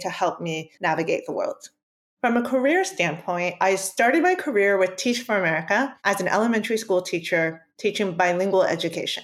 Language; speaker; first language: English; early bilingual, other home language; Spanish